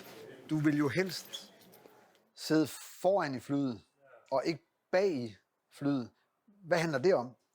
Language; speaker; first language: Danish; native; Danish